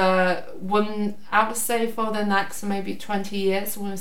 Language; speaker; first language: English; non-native, fluent; Chinese